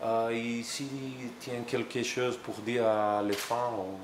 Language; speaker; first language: French; non-native, learner; Greek